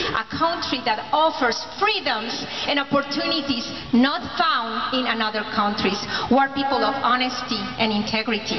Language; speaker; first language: English; non-native, fluent; Spanish